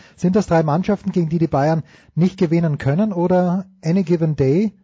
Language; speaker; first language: German; native; German